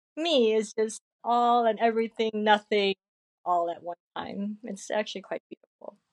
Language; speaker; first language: English; early bilingual, other home language; Korean